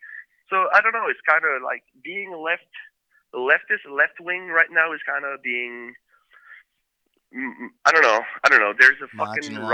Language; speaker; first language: English; native; English